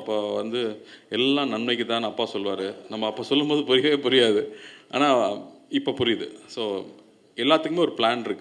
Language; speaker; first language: Tamil; native; Tamil